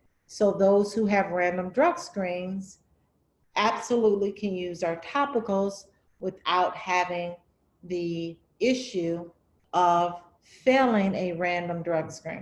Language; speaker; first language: English; native; English